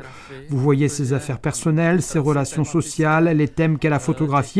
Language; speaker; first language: French; native; French